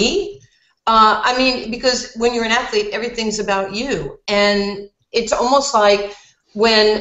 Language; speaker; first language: English; native; English